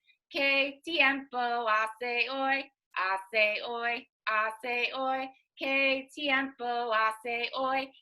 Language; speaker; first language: Spanish; non-native, fluent; English